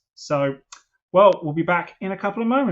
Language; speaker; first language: English; native; English